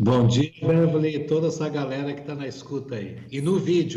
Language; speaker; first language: Portuguese; native; Portuguese